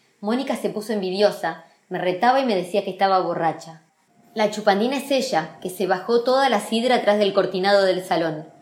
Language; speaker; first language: Spanish; native; Spanish